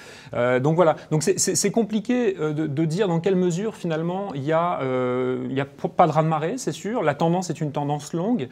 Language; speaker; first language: French; native; French